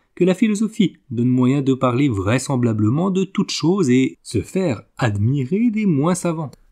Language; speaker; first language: French; native; French